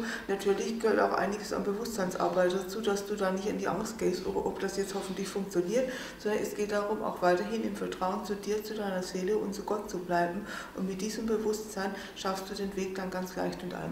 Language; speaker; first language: German; native; German